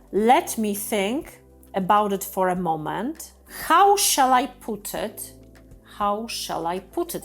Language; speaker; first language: English; non-native, fluent; Polish